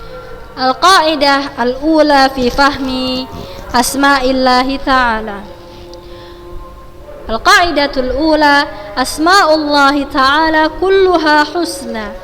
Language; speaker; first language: Arabic; non-native, fluent; Indonesian